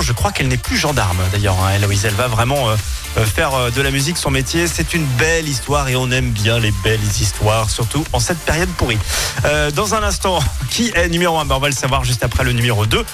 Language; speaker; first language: French; native; French